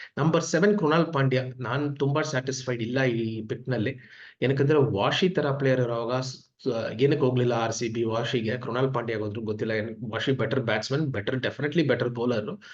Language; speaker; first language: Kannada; non-native, local second language; Tamil